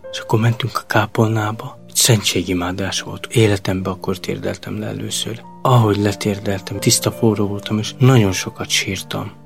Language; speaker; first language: Hungarian; non-native, local second language; Romany